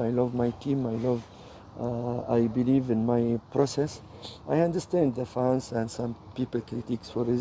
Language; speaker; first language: English; non-native, learner; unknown